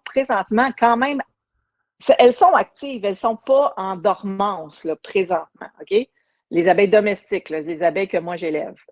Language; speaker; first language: French; native; French